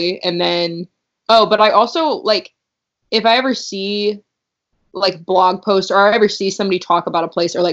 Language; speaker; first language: English; native; English